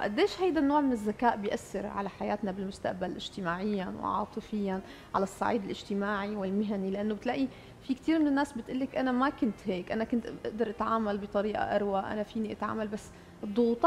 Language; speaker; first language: Arabic; native; Arabic